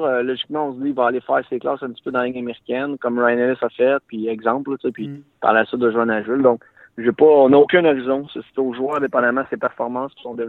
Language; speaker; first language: French; native; French